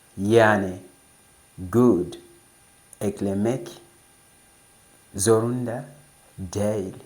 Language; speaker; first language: Turkish; non-native, fluent; English